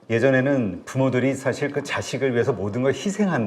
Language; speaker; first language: Korean; native; Korean